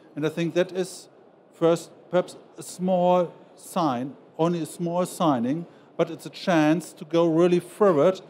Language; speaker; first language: English; non-native, fluent; German